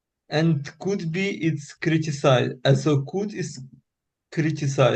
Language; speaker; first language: English; non-native, learner; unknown